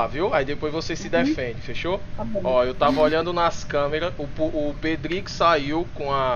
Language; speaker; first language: Portuguese; native; Portuguese